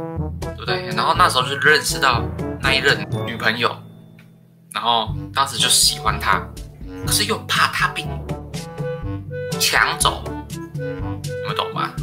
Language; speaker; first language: Chinese; native; Chinese